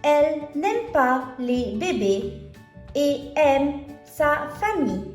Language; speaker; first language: French; non-native, fluent; English